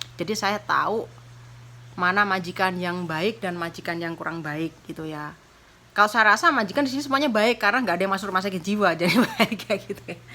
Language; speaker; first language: Indonesian; non-native, local second language; Javanese